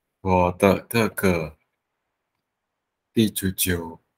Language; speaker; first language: Chinese; non-native, learner; Vietnamese